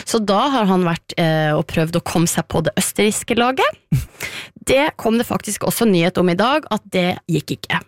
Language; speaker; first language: Norwegian; native; Norwegian